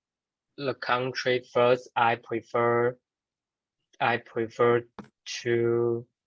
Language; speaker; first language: English; non-native, learner; Chinese